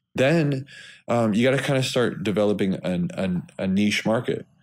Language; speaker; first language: English; native; English